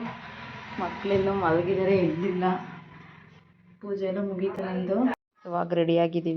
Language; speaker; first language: Kannada; native; Kannada